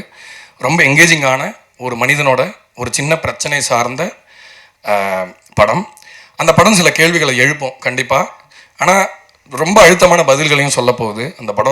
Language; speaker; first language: Tamil; native; Tamil